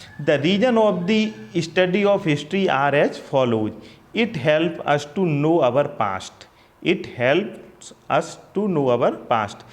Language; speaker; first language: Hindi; native; Hindi